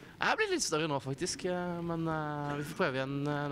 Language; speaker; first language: Norwegian; native; Norwegian